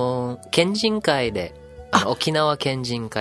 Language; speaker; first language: Japanese; non-native, learner; English